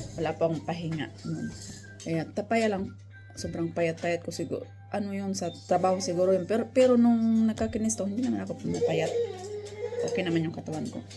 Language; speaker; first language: Filipino; non-native, local second language; Cebuano